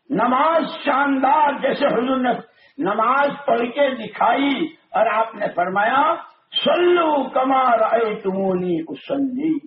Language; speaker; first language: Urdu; non-native, local second language; Gujarati